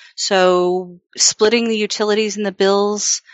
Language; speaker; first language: English; native; English